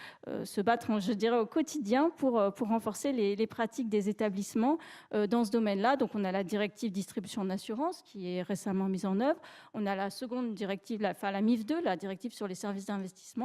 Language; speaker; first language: French; native; French